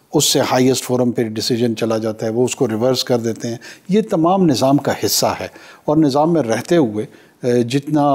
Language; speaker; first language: Urdu; non-native, local second language; Pashto